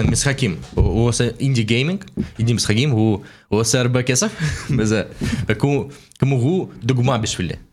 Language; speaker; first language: Hebrew; non-native, learner; Russian